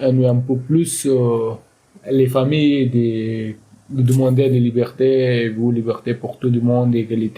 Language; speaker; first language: French; non-native, learner; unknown